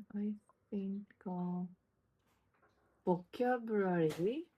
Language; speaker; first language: English; non-native, learner; Japanese